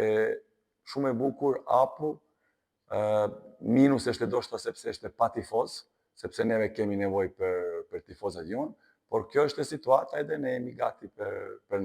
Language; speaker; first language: Albanian; non-native, fluent; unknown